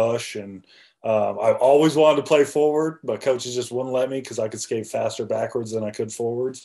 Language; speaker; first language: English; native; English